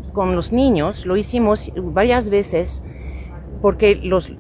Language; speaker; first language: Spanish; non-native, fluent; French